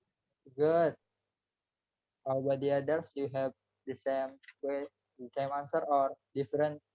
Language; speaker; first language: English; non-native, learner; Indonesian